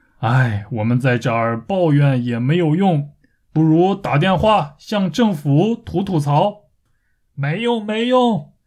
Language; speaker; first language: Chinese; native; Chinese